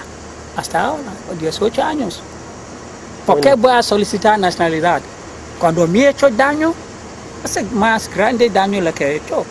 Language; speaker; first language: Spanish; non-native, learner; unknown